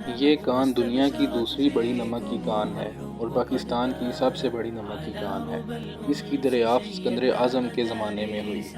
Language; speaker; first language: Urdu; non-native, local second language; Punjabi